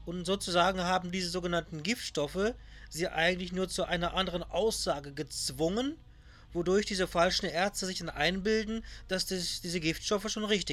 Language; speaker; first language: German; native; German